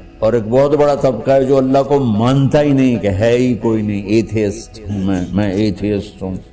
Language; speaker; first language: Urdu; non-native, local second language; Punjabi